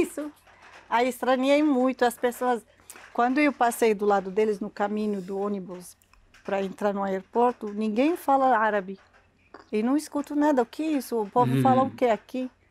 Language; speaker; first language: Portuguese; non-native, learner; Arabic